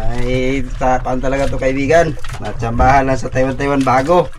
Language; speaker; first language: Filipino; non-native, local second language; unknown